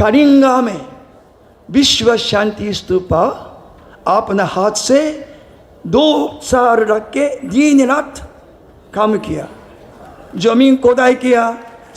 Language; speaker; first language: Hindi; non-native, learner; Japanese